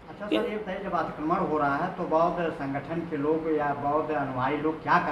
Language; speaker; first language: Hindi; native; Hindi